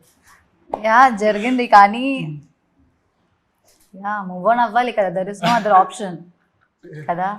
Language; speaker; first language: Telugu; non-native, learner; Malayalam